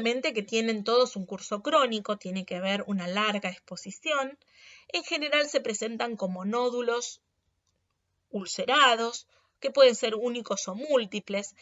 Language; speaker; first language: Spanish; native; Spanish